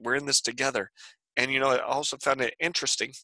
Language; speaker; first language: English; native; English